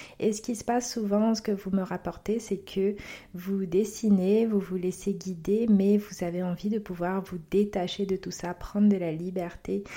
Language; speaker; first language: French; native; French